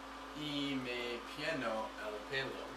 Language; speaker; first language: Spanish; non-native, learner; English